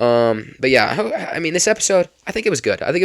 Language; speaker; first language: English; native; English